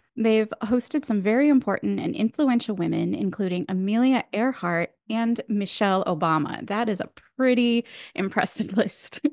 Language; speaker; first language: English; native; English